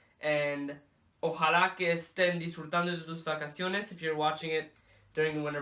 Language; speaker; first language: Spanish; non-native, learner; English